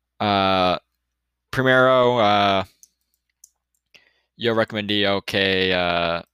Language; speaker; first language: Spanish; non-native, learner; English